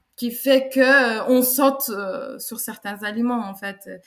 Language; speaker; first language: French; non-native, fluent; Turkish